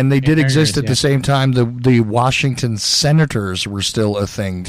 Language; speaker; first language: English; native; English